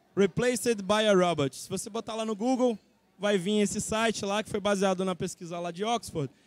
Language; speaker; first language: Portuguese; native; Portuguese